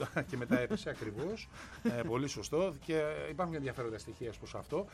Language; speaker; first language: Greek; native; Greek